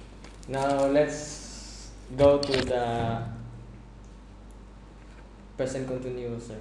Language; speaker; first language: English; non-native, fluent; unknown